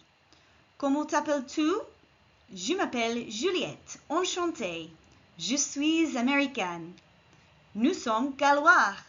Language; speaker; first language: French; non-native, fluent; English